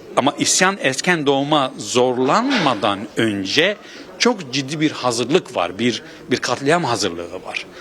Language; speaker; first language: Turkish; non-native, local second language; Kurdish